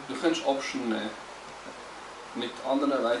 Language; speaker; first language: German; native; German